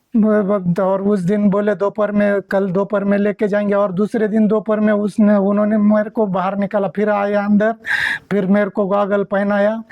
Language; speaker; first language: Hindi; non-native, local second language; Marathi